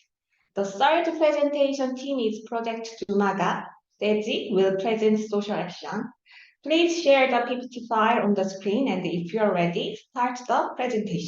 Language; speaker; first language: English; non-native, learner; Korean